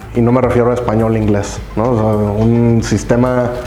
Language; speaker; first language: Spanish; native; Spanish